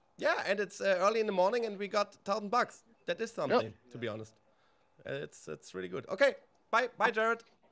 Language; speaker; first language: English; non-native, fluent; German